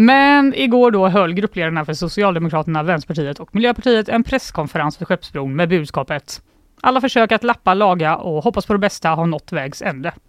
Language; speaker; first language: Swedish; native; Swedish